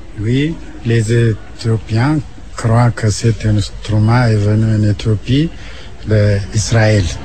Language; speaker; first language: French; non-native, learner; Amharic